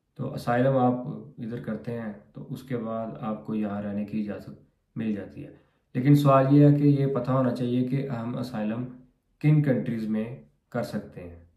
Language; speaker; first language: Urdu; non-native, local second language; Punjabi